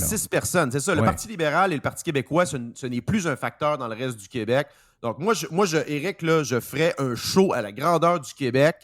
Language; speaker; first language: French; native; French